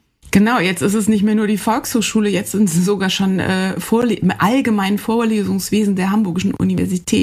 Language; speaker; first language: German; native; German